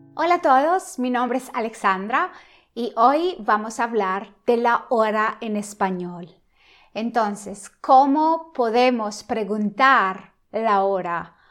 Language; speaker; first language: Spanish; non-native, fluent; Italian